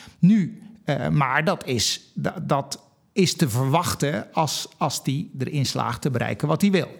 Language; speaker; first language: Dutch; native; Dutch